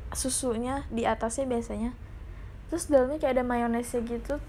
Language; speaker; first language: Indonesian; native; Indonesian